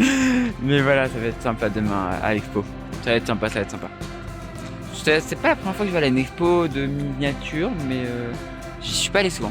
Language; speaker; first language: French; native; French